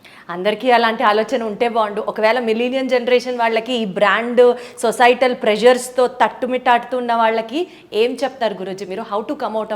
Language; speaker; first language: Telugu; native; Telugu